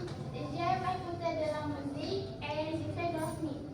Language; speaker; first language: French; non-native, learner; Indonesian